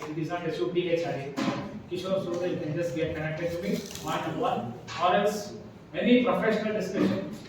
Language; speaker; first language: English; non-native, local second language; Kannada